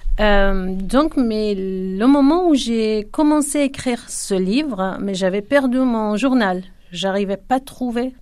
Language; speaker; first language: French; non-native, fluent; Kurdish